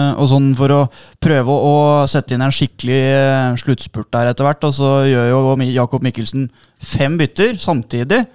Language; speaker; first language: Norwegian; native; Norwegian